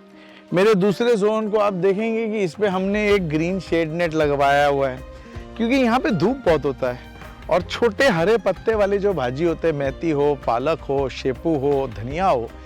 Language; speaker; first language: Hindi; non-native, local second language; Marathi